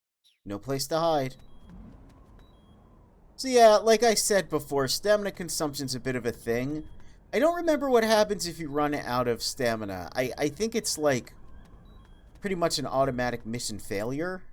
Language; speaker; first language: English; native; English